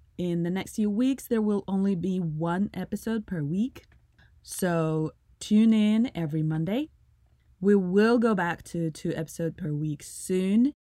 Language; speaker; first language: English; non-native, fluent; Russian